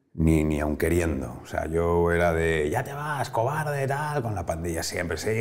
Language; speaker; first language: Spanish; native; Spanish